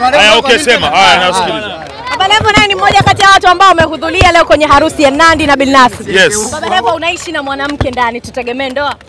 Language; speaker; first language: Swahili; native; Swahili